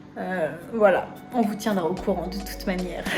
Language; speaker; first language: French; native; French